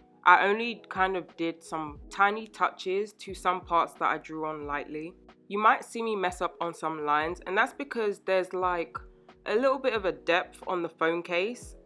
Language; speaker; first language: English; native; English